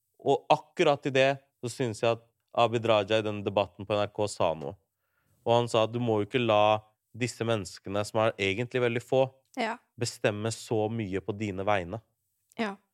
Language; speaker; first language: Norwegian; early bilingual, other home language; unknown